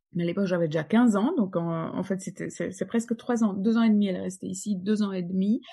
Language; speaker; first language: French; non-native, fluent; Polish